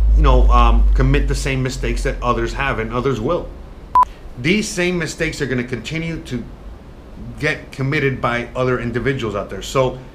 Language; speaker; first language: English; native; English